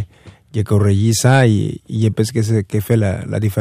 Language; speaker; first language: French; non-native, fluent; Spanish